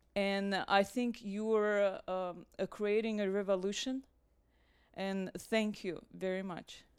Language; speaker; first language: English; non-native, fluent; Russian